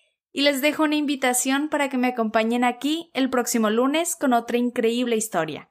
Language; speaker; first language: Spanish; native; Spanish